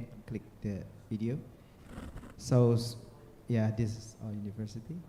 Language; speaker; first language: English; non-native, fluent; Indonesian